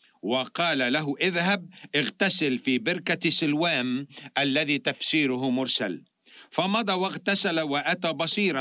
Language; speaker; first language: Arabic; native; Arabic